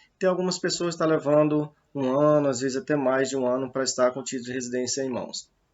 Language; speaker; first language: Portuguese; native; Portuguese